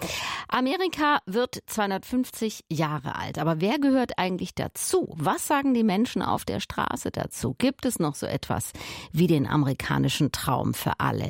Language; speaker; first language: German; native; German